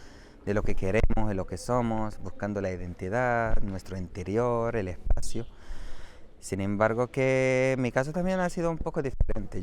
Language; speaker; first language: Spanish; non-native, fluent; Arabic